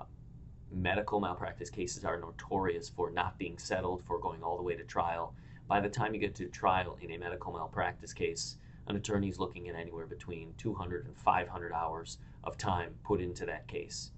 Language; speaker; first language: English; native; English